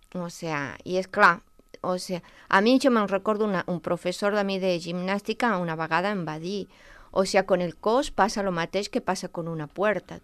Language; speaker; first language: Catalan; non-native, local second language; Spanish